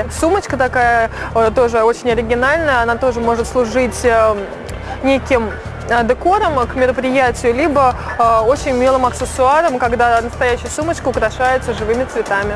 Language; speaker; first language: Russian; native; Russian